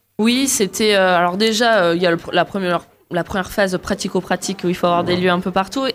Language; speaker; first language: French; native; French